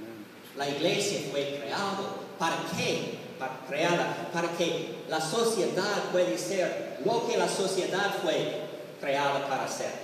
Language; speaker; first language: Spanish; non-native, learner; English